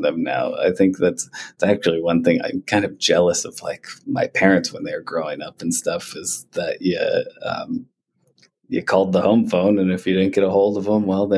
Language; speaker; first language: English; native; English